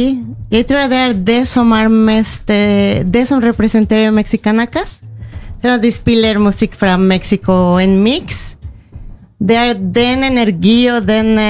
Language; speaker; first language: Norwegian; non-native, learner; Spanish